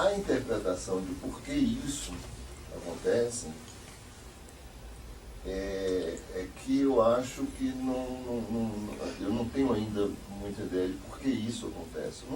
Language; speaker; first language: Portuguese; native; Portuguese